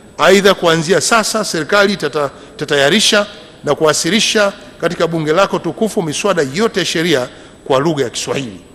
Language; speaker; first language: Swahili; native; Swahili